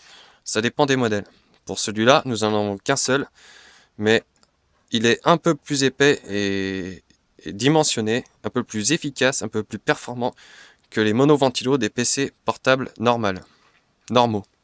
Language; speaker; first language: French; native; French